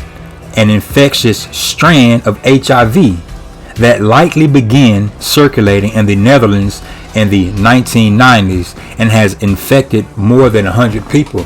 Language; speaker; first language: English; native; English